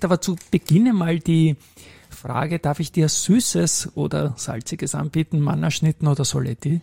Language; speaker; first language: German; native; German